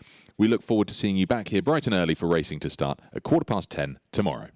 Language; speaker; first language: English; native; English